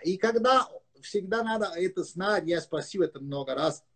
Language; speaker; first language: Russian; non-native, learner; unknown